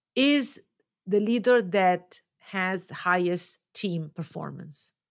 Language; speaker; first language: English; non-native, fluent; Italian